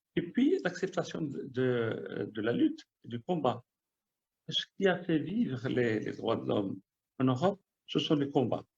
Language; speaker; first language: French; non-native, local second language; Arabic